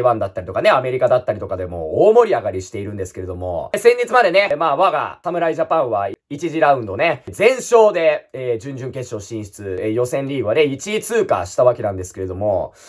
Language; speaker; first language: Japanese; native; Japanese